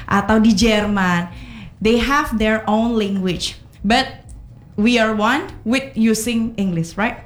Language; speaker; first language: English; non-native, learner; Indonesian